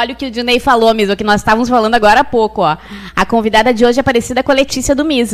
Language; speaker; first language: Portuguese; native; Portuguese